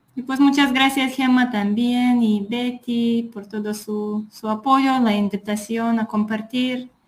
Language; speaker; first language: Spanish; non-native, fluent; Lithuanian